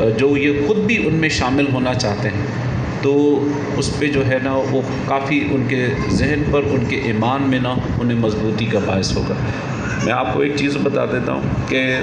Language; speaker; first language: Urdu; non-native, local second language; Punjabi